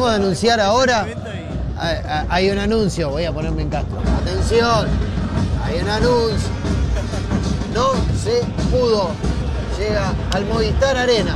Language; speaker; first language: Spanish; native; Spanish